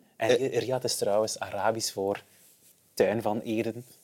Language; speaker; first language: Dutch; native; Dutch